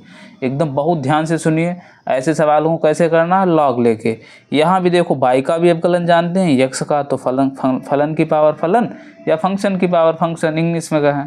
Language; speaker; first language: Hindi; native; Hindi